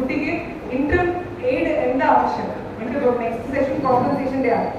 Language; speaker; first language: English; non-native, local second language; Malayalam